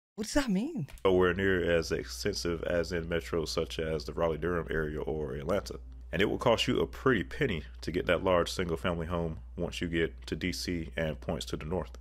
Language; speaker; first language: English; native; English